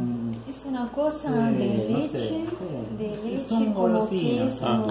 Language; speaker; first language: Spanish; non-native, learner; Russian